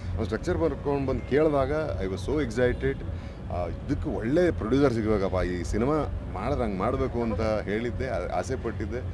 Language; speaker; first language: Kannada; native; Kannada